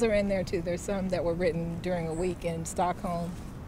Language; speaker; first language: English; native; English